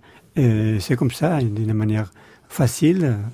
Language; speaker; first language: French; non-native, learner; Spanish